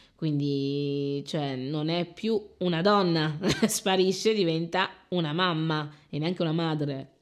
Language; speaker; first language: Italian; early bilingual, heritage; Italian